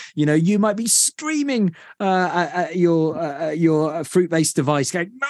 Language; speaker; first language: English; native; English